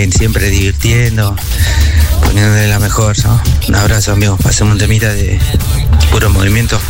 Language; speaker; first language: Spanish; native; Spanish